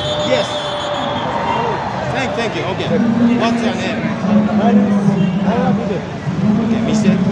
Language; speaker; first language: English; non-native, learner; Japanese